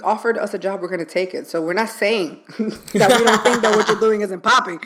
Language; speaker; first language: English; native; English